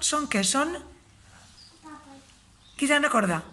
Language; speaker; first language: Catalan; native; Catalan